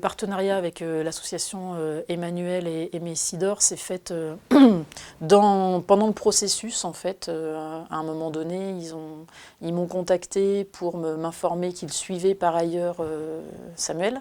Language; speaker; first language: French; native; French